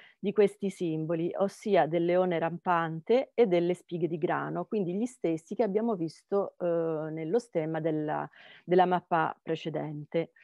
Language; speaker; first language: Italian; native; Italian